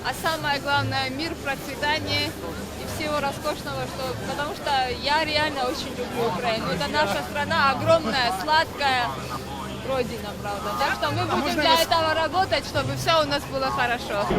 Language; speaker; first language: Russian; non-native, fluent; Georgian